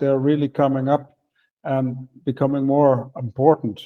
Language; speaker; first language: English; non-native, fluent; Dutch